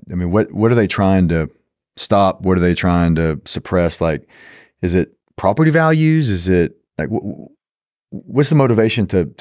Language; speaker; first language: English; native; English